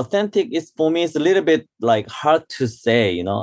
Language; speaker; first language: English; non-native, learner; Korean